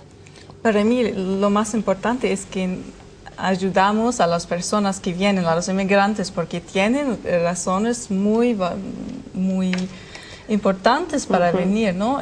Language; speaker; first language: Spanish; non-native, learner; German